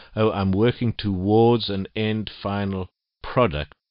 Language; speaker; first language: English; native; English